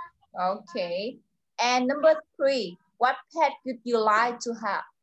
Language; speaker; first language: English; non-native, fluent; Vietnamese